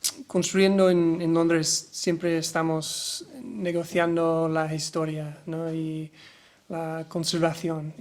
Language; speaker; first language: Spanish; non-native, learner; English